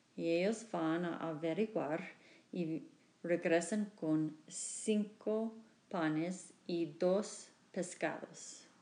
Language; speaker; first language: Spanish; non-native, learner; English